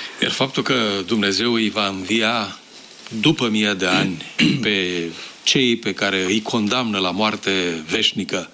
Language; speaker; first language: Romanian; native; Romanian